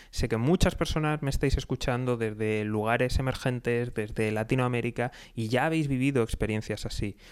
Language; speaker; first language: Spanish; native; Spanish